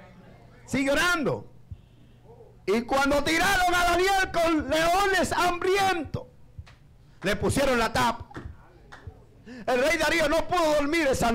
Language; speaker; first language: Spanish; native; Spanish